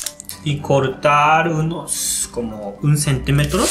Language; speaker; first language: Spanish; non-native, fluent; Japanese